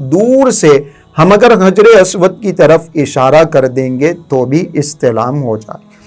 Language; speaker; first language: Urdu; native; Urdu